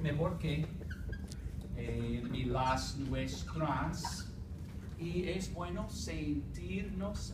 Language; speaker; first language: Spanish; non-native, fluent; English